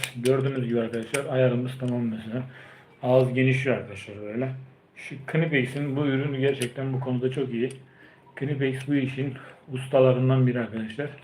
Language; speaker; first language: Turkish; early bilingual, heritage; Turkish